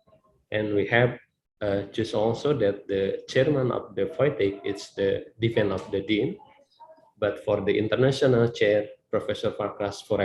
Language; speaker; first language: English; non-native, learner; Indonesian